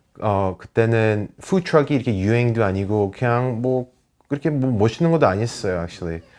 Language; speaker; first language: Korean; early bilingual, heritage; English